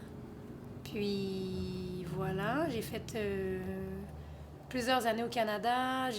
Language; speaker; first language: French; non-native, fluent; Portuguese